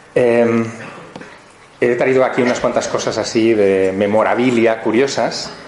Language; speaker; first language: Spanish; native; Spanish